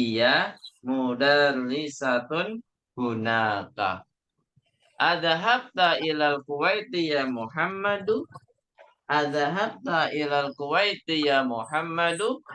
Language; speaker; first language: Arabic; non-native, fluent; Indonesian